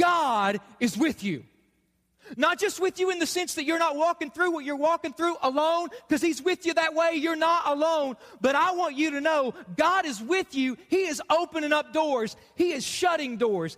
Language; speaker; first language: English; native; English